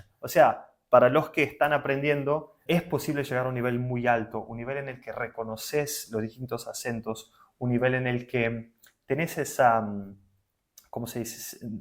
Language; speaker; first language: Spanish; non-native, fluent; Portuguese